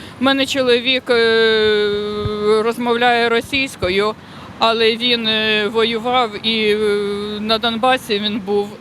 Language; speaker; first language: Ukrainian; non-native, local second language; Russian